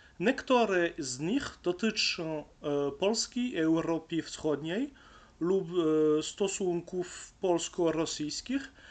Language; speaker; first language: Polish; non-native, learner; French